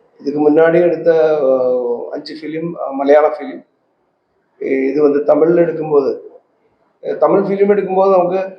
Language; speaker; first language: Tamil; non-native, learner; Malayalam